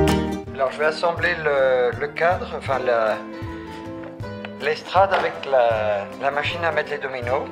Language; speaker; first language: French; native; French